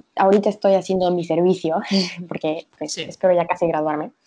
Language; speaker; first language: Spanish; native; Spanish